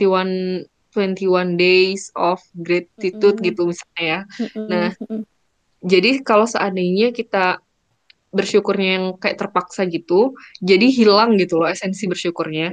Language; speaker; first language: Indonesian; native; Indonesian